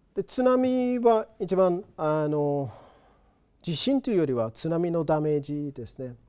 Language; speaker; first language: Japanese; non-native, fluent; English